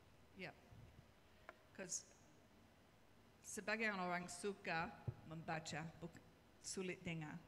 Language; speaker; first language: Indonesian; non-native, learner; English